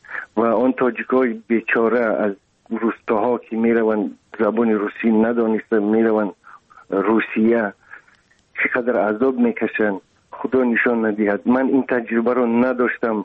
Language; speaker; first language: Persian; non-native, local second language; Russian